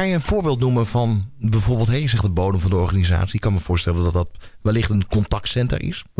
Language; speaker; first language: Dutch; native; Dutch